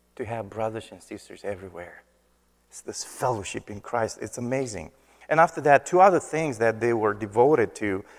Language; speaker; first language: English; non-native, fluent; Romanian